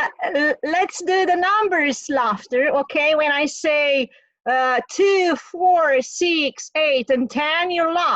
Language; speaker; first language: English; non-native, fluent; Romanian